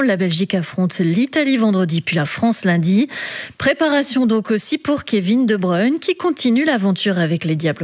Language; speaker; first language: French; native; French